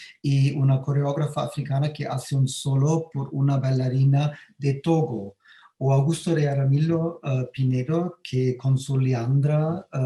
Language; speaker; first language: Spanish; non-native, fluent; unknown